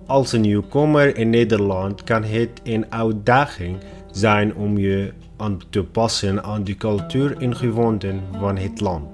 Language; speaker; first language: Dutch; non-native, fluent; Arabic